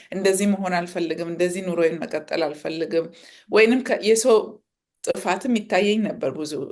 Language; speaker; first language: Amharic; early bilingual, heritage; Amharic